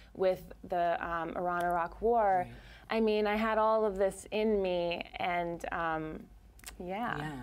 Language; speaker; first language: English; native; English